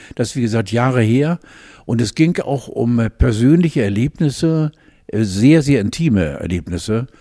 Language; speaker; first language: German; native; German